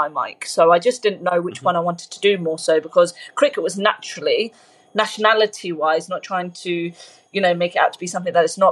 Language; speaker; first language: English; early bilingual, other home language; Punjabi